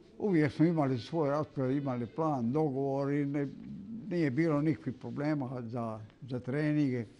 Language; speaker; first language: Bosnian; native; Bosnian